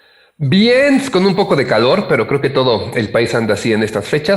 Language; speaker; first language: Spanish; native; Spanish